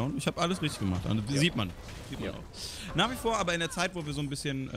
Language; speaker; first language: German; native; German